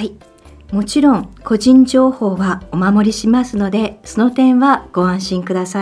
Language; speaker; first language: Japanese; native; Japanese